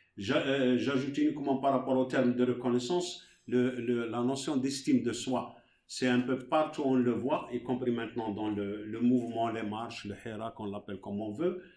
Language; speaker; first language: French; non-native, local second language; Arabic